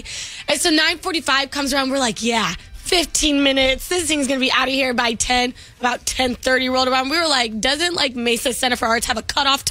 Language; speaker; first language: English; native; English